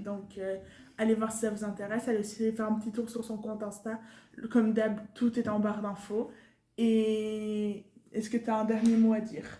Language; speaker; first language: French; native; French